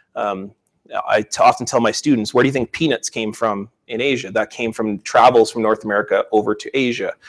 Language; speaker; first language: English; native; English